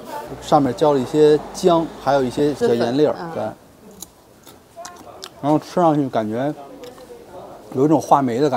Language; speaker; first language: Chinese; native; Chinese